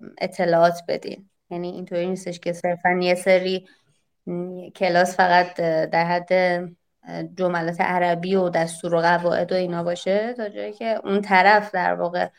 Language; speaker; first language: Persian; native; Persian